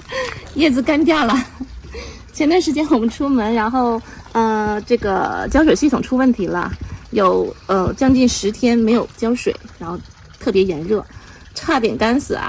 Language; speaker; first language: Chinese; native; Chinese